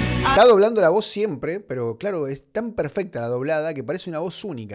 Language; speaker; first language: Spanish; native; Spanish